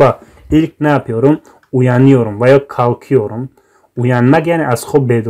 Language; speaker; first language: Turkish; non-native, fluent; Tajik